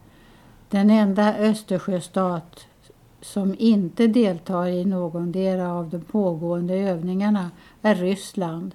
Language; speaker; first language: Swedish; native; Swedish